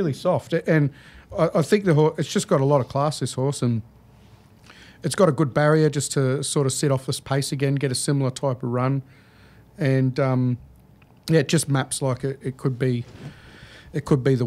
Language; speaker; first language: English; native; English